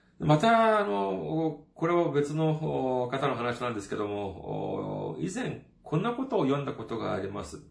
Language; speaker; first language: Japanese; non-native, fluent; Korean